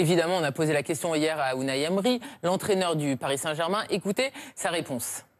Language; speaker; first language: French; native; French